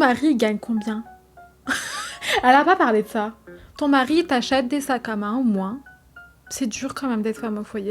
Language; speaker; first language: French; native; French